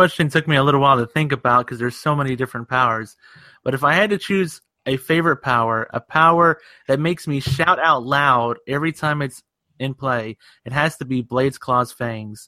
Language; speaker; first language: English; native; English